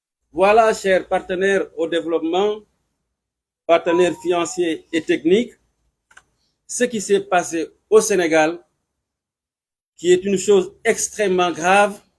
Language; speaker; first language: French; non-native, local second language; Wolof